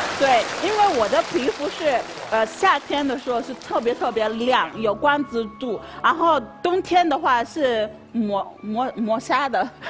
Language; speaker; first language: Chinese; non-native, fluent; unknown